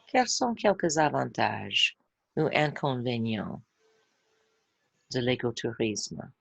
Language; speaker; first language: French; non-native, fluent; English